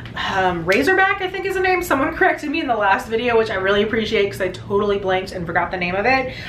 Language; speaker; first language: English; native; English